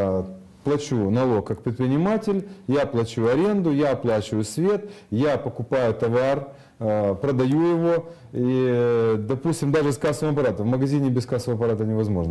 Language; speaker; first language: Russian; native; Russian